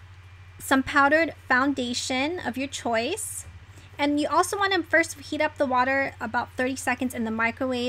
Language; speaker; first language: English; native; English